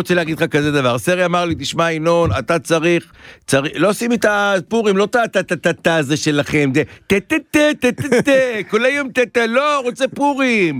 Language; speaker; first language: Hebrew; native; Hebrew